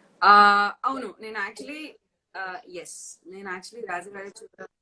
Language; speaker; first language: Telugu; non-native, fluent; Tamil